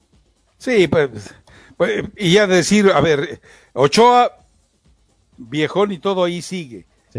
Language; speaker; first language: Spanish; native; Spanish